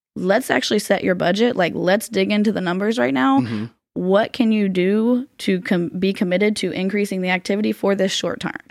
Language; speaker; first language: English; native; English